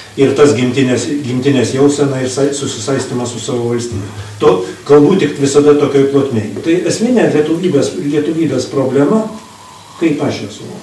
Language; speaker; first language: Lithuanian; native; Lithuanian